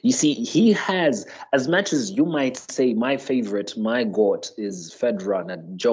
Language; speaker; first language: English; non-native, local second language; Ganda